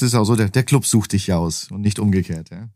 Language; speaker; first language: German; native; German